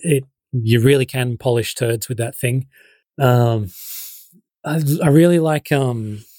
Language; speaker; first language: English; native; English